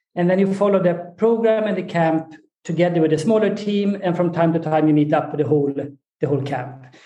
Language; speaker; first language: English; non-native, fluent; Swedish